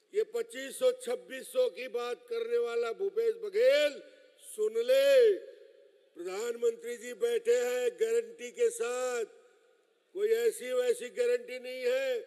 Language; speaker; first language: Hindi; native; Hindi